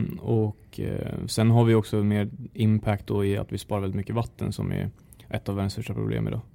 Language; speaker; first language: Swedish; native; Swedish